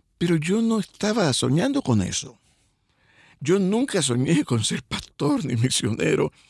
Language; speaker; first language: Spanish; native; Spanish